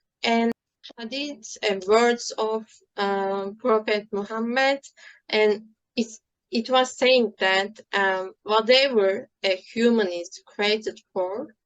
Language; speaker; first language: English; non-native, fluent; Turkish